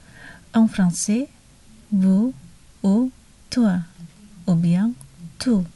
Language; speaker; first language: French; non-native, fluent; Indonesian